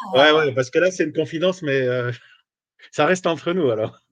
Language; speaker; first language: French; native; French